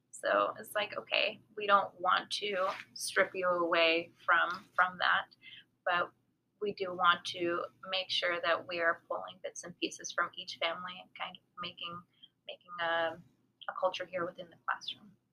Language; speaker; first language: English; early bilingual, other home language; Spanish